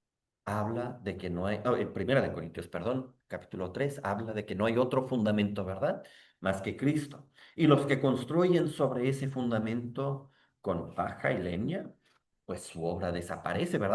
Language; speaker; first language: Spanish; native; Spanish